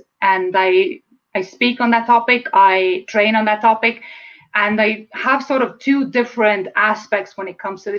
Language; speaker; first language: English; non-native, fluent; Estonian